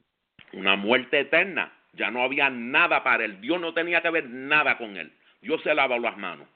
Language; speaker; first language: Spanish; native; Spanish